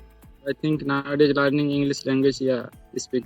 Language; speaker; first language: English; non-native, learner; Santali